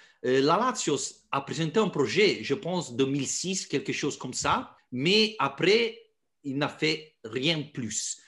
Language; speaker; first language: French; non-native, fluent; Italian